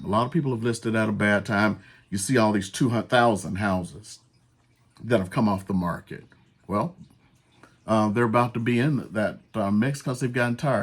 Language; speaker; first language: English; native; English